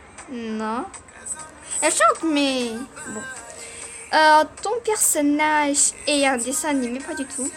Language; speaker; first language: French; early bilingual, other home language; Portuguese